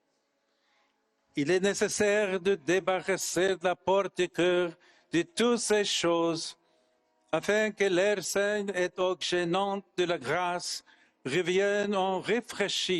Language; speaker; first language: French; non-native, fluent; English